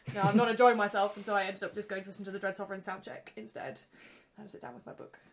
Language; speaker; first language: English; native; English